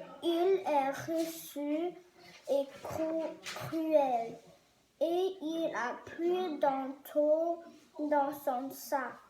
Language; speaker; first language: French; non-native, learner; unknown